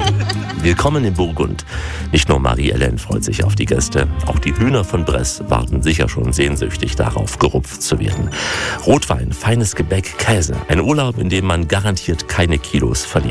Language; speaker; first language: German; native; German